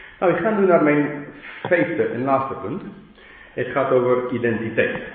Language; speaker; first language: Dutch; non-native, fluent; English